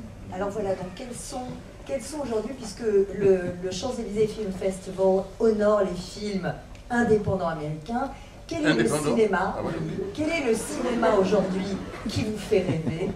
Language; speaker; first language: French; native; French